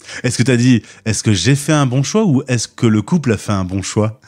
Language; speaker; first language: French; native; French